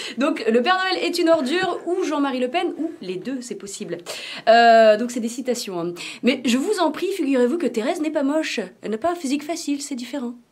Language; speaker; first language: French; native; French